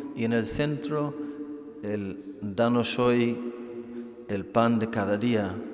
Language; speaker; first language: Spanish; non-native, fluent; English